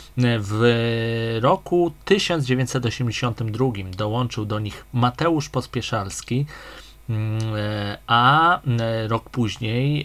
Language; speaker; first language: Polish; native; Polish